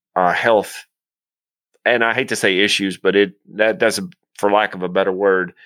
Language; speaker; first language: English; native; English